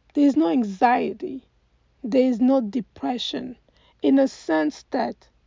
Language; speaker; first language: English; non-native, fluent; French